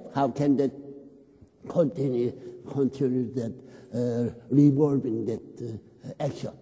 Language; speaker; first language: English; non-native, learner; Korean